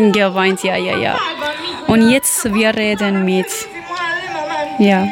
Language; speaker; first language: German; non-native, learner; Persian